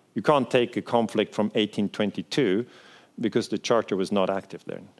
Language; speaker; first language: English; non-native, fluent; Swiss German